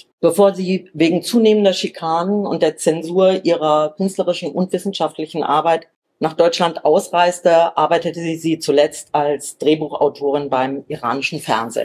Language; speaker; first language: German; native; German